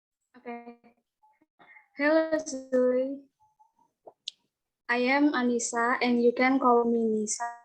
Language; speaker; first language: English; non-native, learner; Indonesian